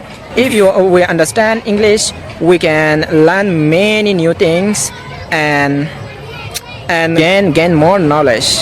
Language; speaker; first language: English; non-native, learner; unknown